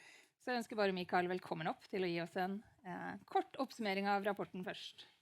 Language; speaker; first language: Norwegian; native; Norwegian